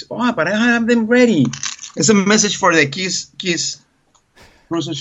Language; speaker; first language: English; non-native, learner; Spanish